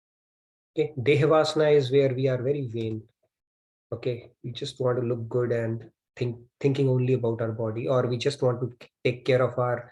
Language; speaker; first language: English; non-native, local second language; Hindi